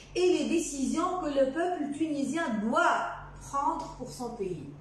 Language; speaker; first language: French; non-native, local second language; Arabic